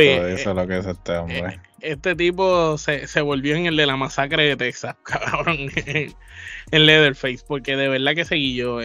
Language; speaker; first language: Spanish; native; Spanish